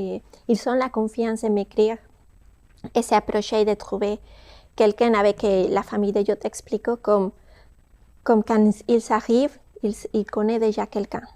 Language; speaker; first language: French; non-native, fluent; Spanish